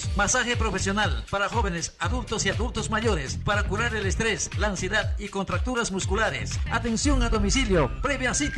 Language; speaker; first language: Spanish; native; Spanish